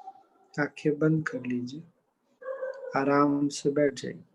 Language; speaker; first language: Hindi; native; Hindi